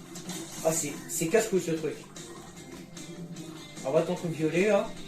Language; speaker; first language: French; native; French